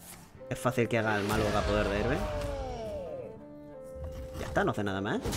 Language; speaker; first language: Spanish; native; Spanish